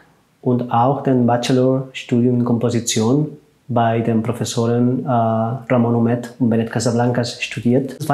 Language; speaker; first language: German; non-native, fluent; Catalan